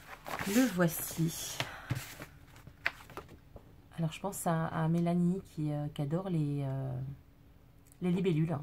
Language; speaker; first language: French; native; French